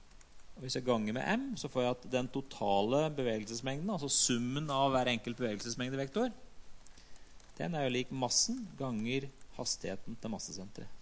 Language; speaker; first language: Norwegian; native; Norwegian